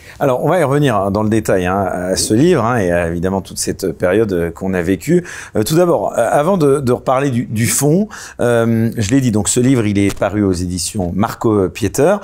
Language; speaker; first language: French; native; French